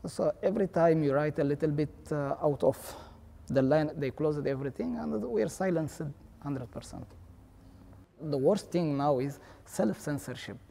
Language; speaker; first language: English; non-native, fluent; Tigrinya